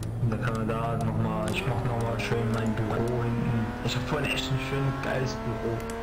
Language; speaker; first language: German; native; German